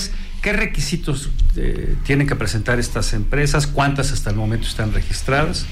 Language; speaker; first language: Spanish; native; Spanish